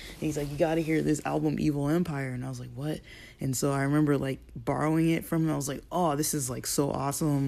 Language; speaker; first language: English; native; English